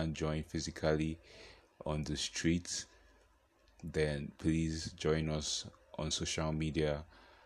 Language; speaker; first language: English; non-native, local second language; Yoruba